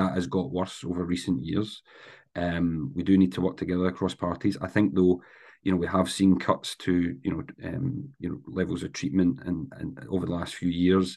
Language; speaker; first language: English; native; English